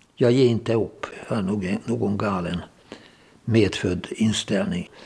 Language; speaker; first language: Swedish; non-native, fluent; Hungarian